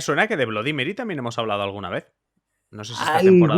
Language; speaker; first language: Spanish; native; Spanish